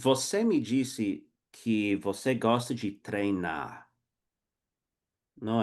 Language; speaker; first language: Portuguese; non-native, fluent; English